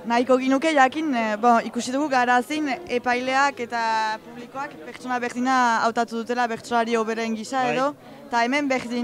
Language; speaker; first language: Basque; native; Basque